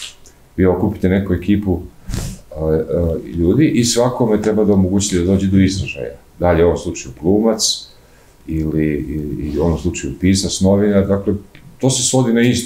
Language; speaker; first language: Croatian; native; Croatian